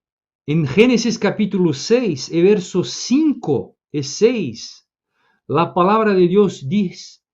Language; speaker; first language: Spanish; non-native, fluent; Portuguese